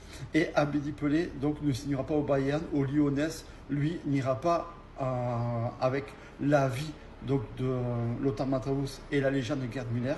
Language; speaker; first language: French; native; French